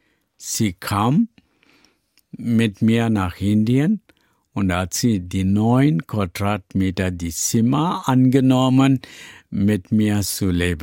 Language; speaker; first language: German; non-native, learner; Tamil